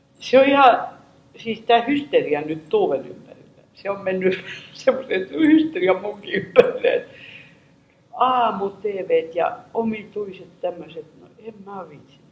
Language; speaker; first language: Finnish; non-native, local second language; Swedish